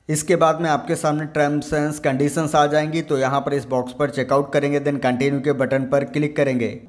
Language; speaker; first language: Hindi; native; Hindi